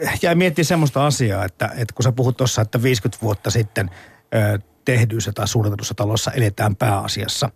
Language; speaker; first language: Finnish; native; Finnish